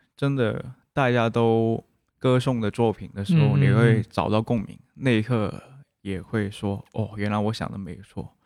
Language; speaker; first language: Chinese; non-native, local second language; Cantonese